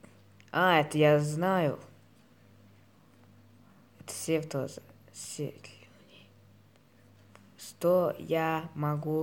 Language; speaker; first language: Russian; non-native, learner; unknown